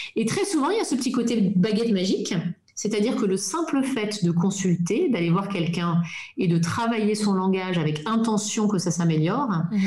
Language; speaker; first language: French; native; French